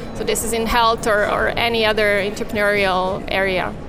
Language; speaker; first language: English; non-native, fluent; Serbian